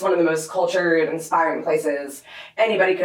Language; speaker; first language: English; native; English